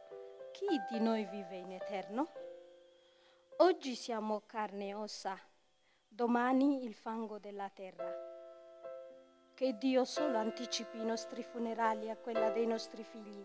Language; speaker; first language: Italian; non-native, fluent; Tigrinya